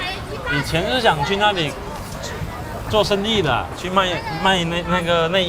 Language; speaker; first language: Chinese; native; Chinese